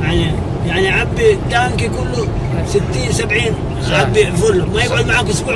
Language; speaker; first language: Arabic; non-native, fluent; Indonesian